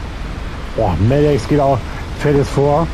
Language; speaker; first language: German; native; German